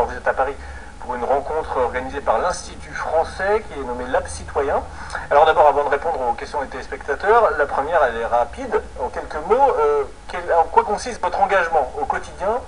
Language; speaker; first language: French; native; French